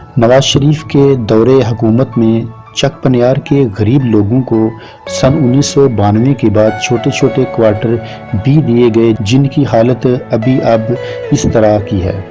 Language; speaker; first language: Urdu; non-native, local second language; Punjabi